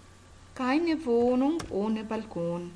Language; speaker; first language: German; non-native, fluent; Arabic